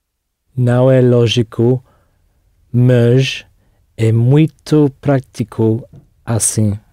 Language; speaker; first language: Portuguese; non-native, learner; English